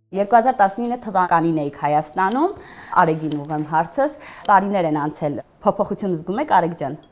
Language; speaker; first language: Armenian; native; Armenian